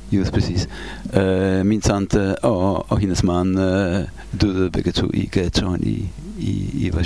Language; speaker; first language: Danish; non-native, fluent; Polish